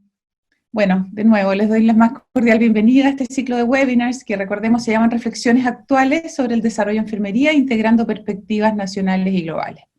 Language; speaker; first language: Spanish; native; Spanish